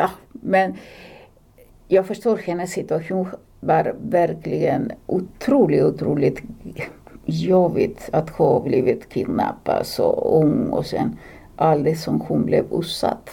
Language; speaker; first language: Swedish; non-native, fluent; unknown